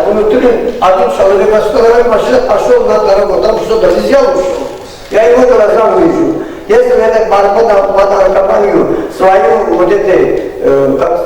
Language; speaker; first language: Russian; non-native, fluent; Azerbaijani